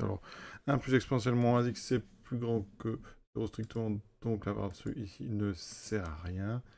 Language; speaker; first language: French; native; French